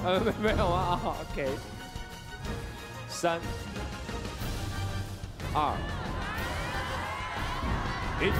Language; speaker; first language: Chinese; native; Chinese